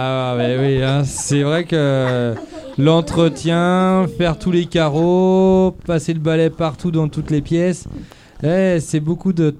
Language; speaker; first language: French; native; French